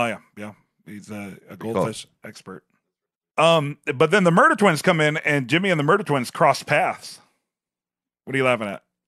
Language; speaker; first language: English; native; English